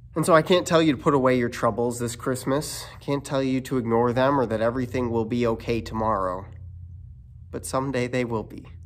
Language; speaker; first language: English; native; English